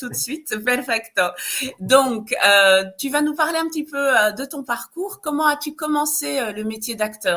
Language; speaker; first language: French; native; French